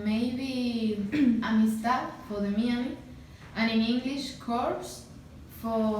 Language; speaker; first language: English; non-native, learner; Spanish